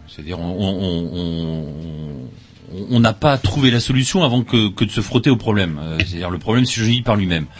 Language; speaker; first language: French; native; French